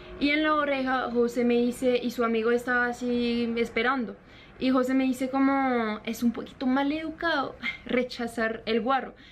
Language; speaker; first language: Spanish; non-native, fluent; French